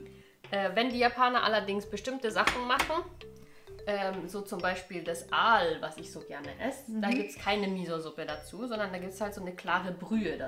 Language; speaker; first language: German; native; German